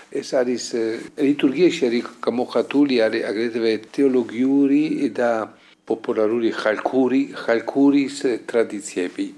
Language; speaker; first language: Georgian; non-native, fluent; Italian